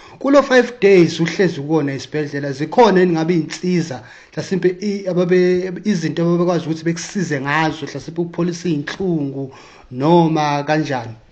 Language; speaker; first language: Zulu; native; Zulu